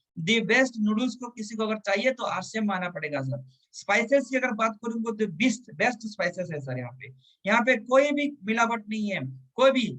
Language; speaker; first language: Hindi; non-native, local second language; Telugu